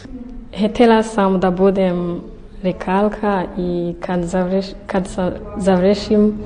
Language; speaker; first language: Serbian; non-native, learner; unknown